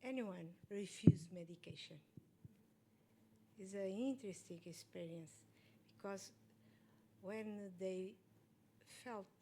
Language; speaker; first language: English; non-native, learner; Portuguese